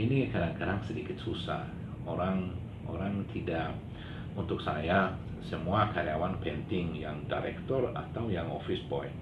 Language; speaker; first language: Indonesian; non-native, learner; Swedish